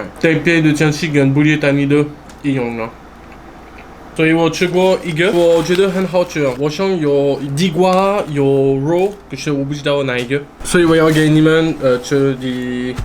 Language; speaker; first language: Chinese; non-native, learner; French